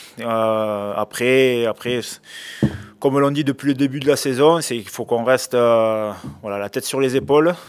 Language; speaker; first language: French; native; French